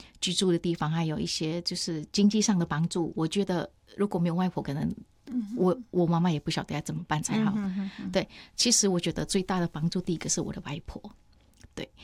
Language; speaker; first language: Chinese; non-native, fluent; Indonesian